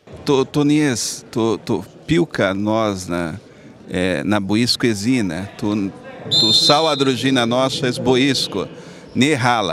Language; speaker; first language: Polish; non-native, learner; Portuguese